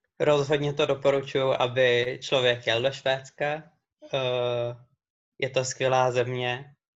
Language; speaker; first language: Czech; native; Czech